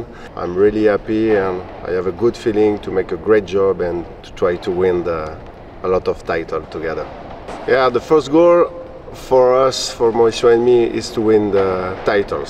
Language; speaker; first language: English; non-native, fluent; French